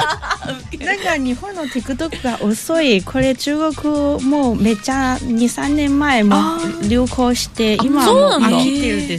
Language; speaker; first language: Japanese; non-native, fluent; Chinese